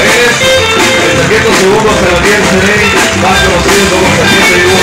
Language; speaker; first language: Spanish; native; Spanish